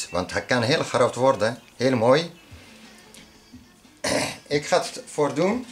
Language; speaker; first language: Dutch; non-native, learner; Arabic